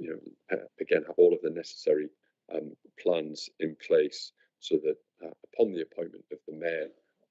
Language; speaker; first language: English; native; English